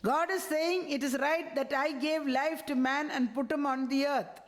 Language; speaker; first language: English; non-native, local second language; Tamil